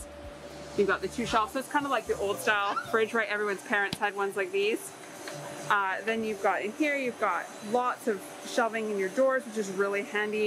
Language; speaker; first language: English; native; English